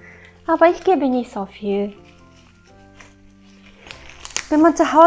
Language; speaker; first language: German; non-native, learner; Japanese